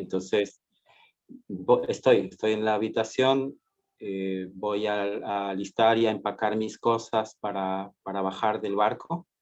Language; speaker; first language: Spanish; native; Spanish